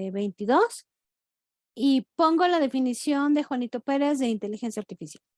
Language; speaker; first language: Spanish; native; Spanish